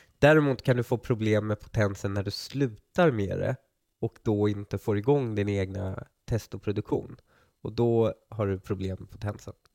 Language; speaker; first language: Swedish; early bilingual, other home language; Persian